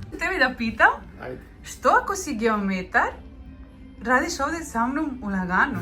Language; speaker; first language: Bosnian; non-native, learner; Spanish